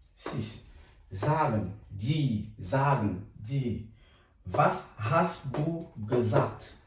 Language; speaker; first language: German; non-native, fluent; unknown